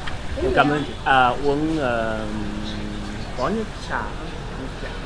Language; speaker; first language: Vietnamese; non-native, learner; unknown